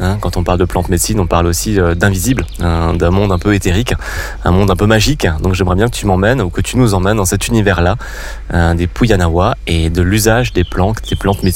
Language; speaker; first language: French; native; French